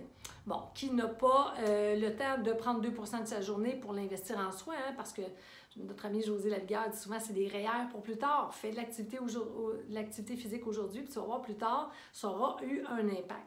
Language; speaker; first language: French; native; French